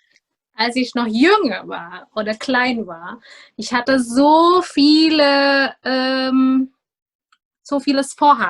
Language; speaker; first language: German; non-native, fluent; Indonesian